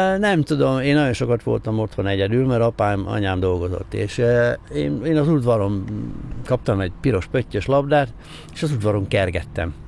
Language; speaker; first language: Hungarian; native; Hungarian